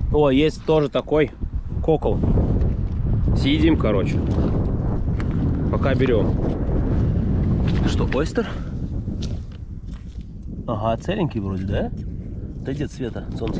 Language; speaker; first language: Russian; native; Russian